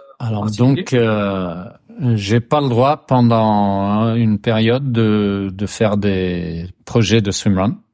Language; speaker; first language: French; non-native, fluent; Swedish